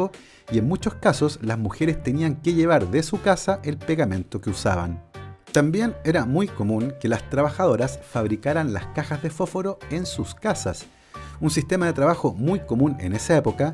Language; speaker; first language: Spanish; native; Spanish